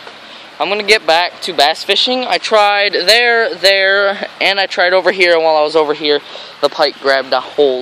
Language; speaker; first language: English; native; English